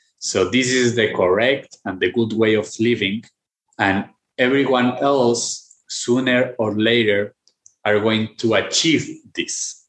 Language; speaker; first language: English; non-native, fluent; Spanish